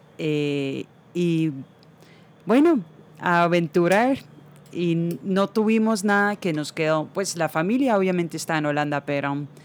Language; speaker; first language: Spanish; non-native, fluent; Dutch